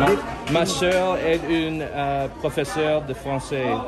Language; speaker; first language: French; non-native, learner; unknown